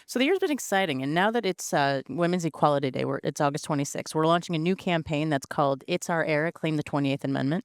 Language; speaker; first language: English; native; English